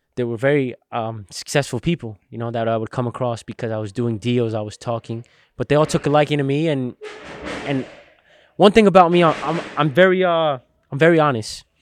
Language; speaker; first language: English; native; English